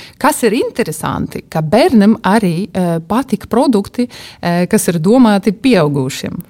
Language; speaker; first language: Latvian; non-native, local second language; Russian